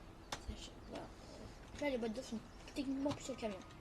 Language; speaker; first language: French; native; French